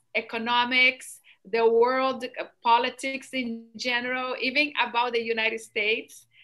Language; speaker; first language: English; non-native, fluent; Portuguese